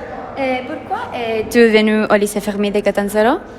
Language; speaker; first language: French; non-native, learner; Italian